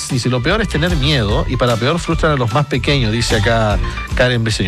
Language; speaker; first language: Spanish; native; Spanish